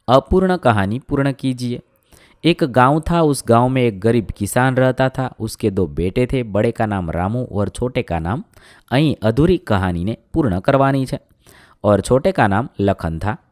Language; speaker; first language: Hindi; non-native, local second language; Gujarati